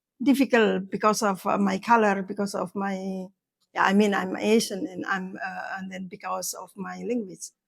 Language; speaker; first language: English; non-native, learner; Indonesian